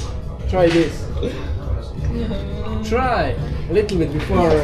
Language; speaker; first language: English; non-native, learner; Serbian